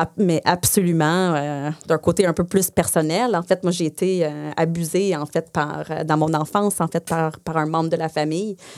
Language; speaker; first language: French; non-native, local second language; English